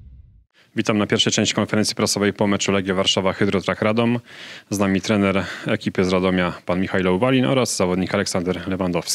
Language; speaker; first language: Polish; native; Polish